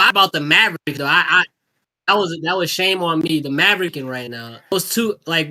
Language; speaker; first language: English; native; English